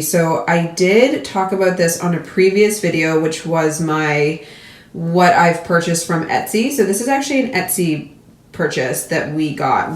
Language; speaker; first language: English; native; English